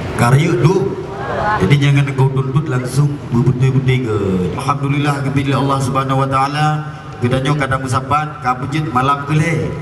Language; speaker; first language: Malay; non-native, local second language; Achinese